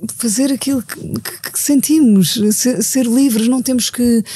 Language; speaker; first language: Portuguese; native; Portuguese